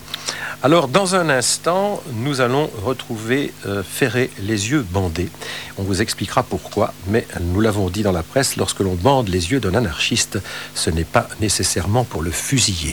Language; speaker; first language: French; native; French